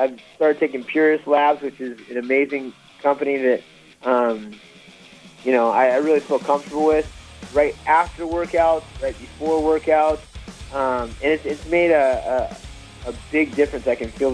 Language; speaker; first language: English; native; English